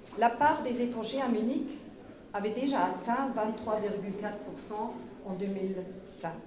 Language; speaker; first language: French; non-native, fluent; German